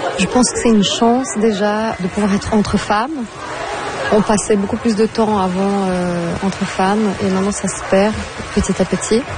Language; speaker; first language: French; non-native, fluent; Portuguese